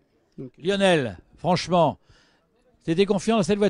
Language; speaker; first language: French; native; French